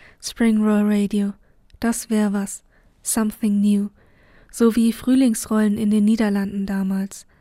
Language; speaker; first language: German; early bilingual, other home language; Vietnamese